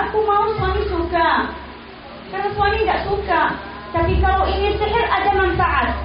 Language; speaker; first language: Indonesian; non-native, learner; Arabic